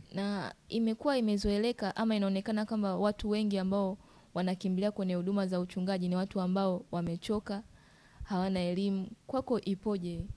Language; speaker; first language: Swahili; native; Swahili